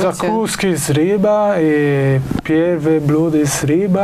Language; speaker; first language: Russian; non-native, learner; Italian